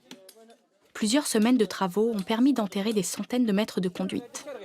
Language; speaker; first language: French; native; French